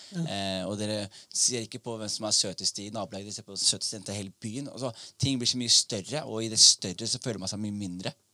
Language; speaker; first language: Norwegian; early bilingual, other home language; Somali